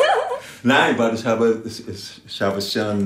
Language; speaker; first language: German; non-native, learner; English